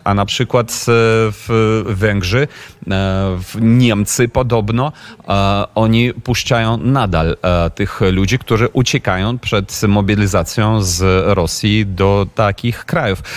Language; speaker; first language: Polish; non-native, fluent; Ukrainian